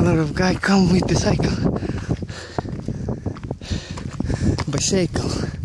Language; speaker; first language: English; non-native, learner; French